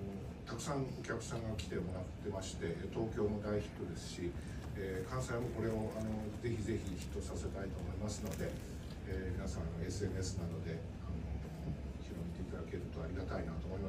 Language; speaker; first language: Japanese; native; Japanese